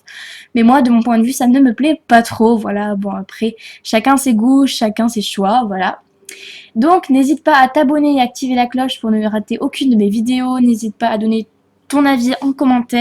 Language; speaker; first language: French; native; French